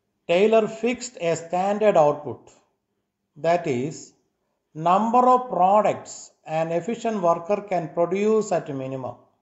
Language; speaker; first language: English; non-native, local second language; Malayalam